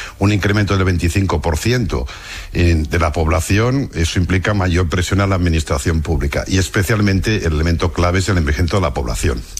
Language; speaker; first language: Spanish; non-native, local second language; Catalan